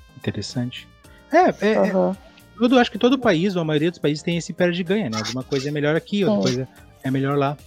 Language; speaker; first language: Portuguese; native; Portuguese